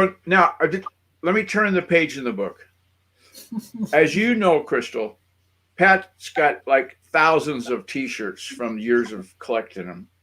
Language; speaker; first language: English; native; English